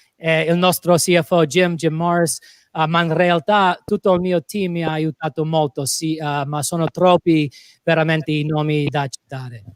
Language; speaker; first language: Italian; non-native, fluent; English